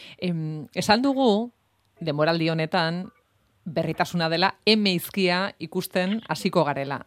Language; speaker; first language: Basque; native; Basque